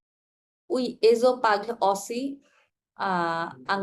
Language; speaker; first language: French; non-native, learner; Bangla